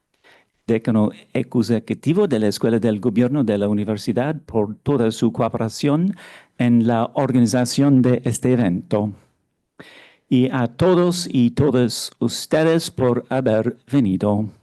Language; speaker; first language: Spanish; non-native, fluent; English